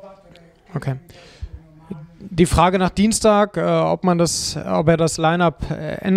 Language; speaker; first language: German; native; German